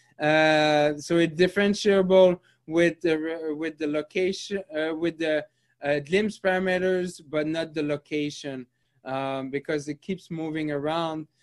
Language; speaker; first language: English; non-native, fluent; French